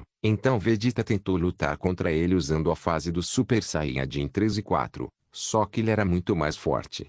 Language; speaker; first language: Portuguese; native; Portuguese